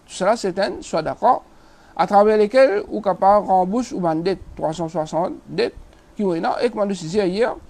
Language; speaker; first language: French; non-native, local second language; Morisyen